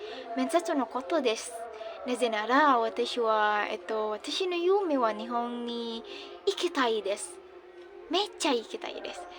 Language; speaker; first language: Japanese; non-native, learner; Indonesian